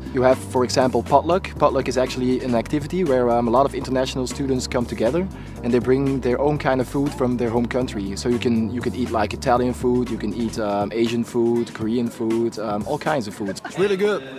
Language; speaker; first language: English; non-native, fluent; Dutch